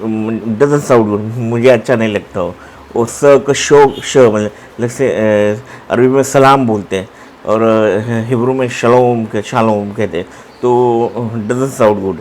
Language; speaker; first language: Hindi; non-native, local second language; Marathi